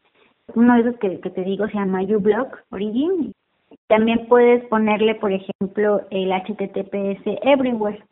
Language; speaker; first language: Spanish; native; Spanish